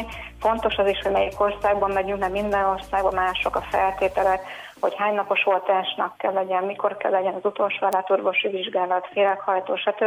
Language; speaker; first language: Hungarian; native; Hungarian